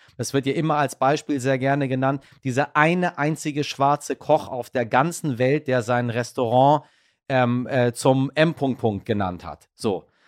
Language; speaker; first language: German; early bilingual, other home language; Persian